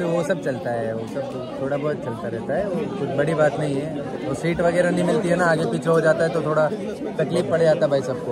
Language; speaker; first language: Hindi; native; Hindi